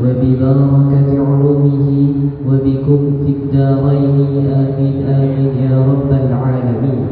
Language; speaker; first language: Arabic; non-native, learner; Indonesian